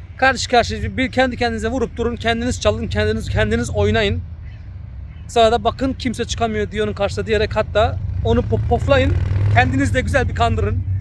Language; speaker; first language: Turkish; early bilingual, heritage; Turkish